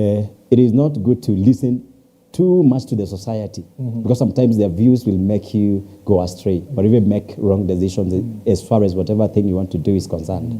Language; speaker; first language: English; non-native, local second language; Swahili